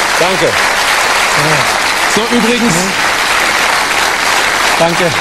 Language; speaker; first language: German; native; German